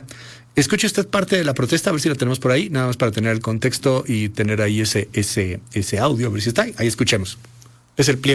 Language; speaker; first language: Spanish; native; Spanish